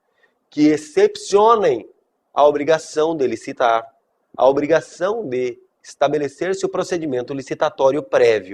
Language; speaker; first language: Portuguese; native; Portuguese